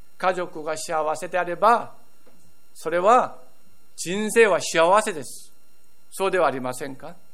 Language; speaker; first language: Japanese; non-native, fluent; Korean